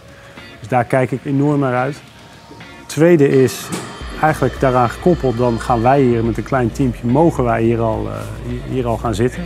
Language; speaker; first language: Dutch; native; Dutch